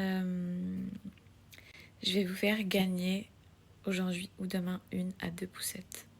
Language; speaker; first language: French; native; French